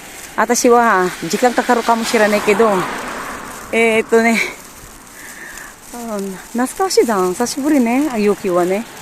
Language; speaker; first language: Japanese; non-native, learner; Filipino